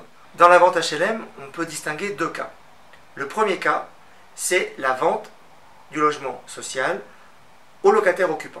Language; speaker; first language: French; native; French